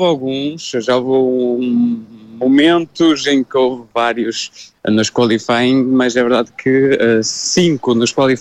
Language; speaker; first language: Portuguese; native; Portuguese